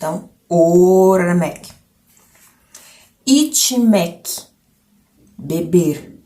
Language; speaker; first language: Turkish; non-native, learner; Portuguese